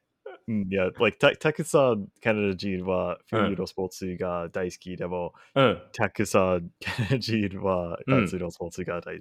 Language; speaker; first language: Japanese; non-native, learner; English